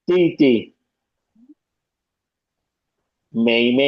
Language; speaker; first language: Chinese; non-native, learner; Indonesian